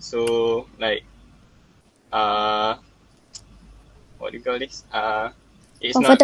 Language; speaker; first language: English; non-native, local second language; Malay